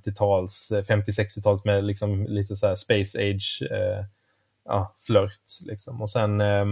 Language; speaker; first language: Swedish; native; Swedish